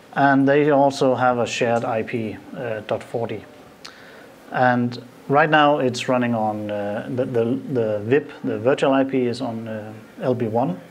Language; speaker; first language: English; non-native, fluent; Danish